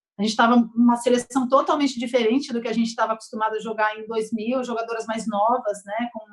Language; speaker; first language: Portuguese; native; Portuguese